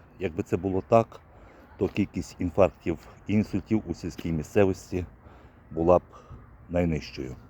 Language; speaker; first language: Ukrainian; native; Ukrainian